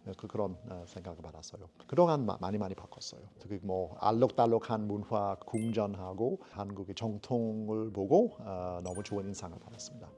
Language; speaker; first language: Korean; non-native, fluent; English